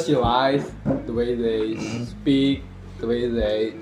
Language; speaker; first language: English; non-native, learner; Javanese